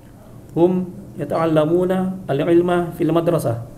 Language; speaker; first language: Arabic; non-native, learner; Indonesian